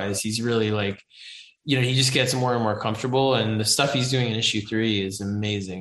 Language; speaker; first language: English; native; English